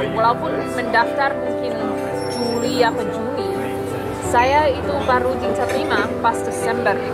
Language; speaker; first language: Indonesian; non-native, fluent; English